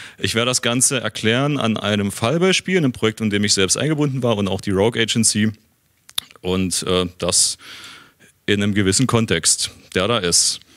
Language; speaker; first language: German; native; German